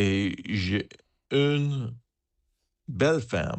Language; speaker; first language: French; non-native, learner; English